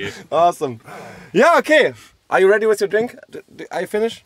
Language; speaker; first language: English; non-native, fluent; German